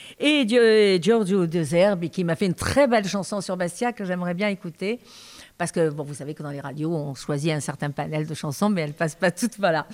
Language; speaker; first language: French; native; French